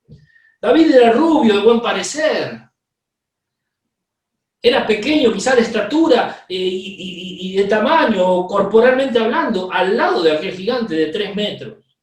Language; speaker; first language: Spanish; native; Spanish